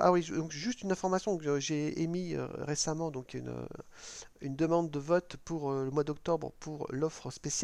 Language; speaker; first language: French; native; French